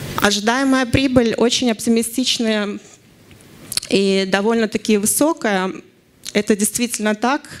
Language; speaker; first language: Russian; native; Russian